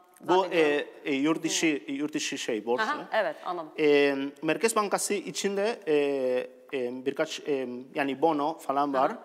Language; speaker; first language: Turkish; non-native, learner; Spanish